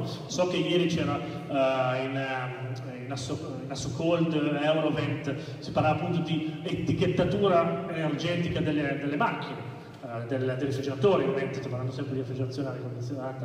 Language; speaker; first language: Italian; native; Italian